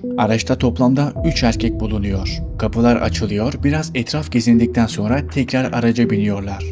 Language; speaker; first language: Turkish; native; Turkish